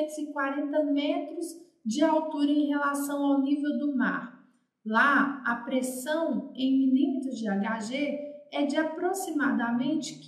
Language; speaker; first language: Portuguese; native; Portuguese